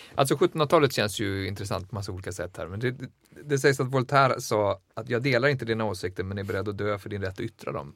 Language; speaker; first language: Swedish; native; Swedish